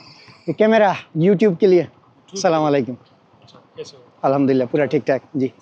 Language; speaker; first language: Hindi; non-native, learner; Bangla